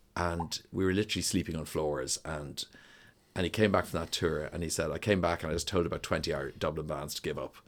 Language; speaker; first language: English; native; English